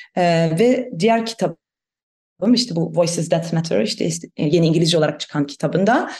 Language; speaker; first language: Turkish; non-native, fluent; German